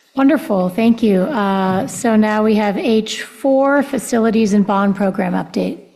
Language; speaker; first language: English; non-native, fluent; Spanish